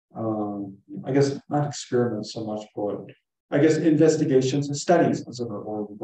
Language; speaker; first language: English; native; English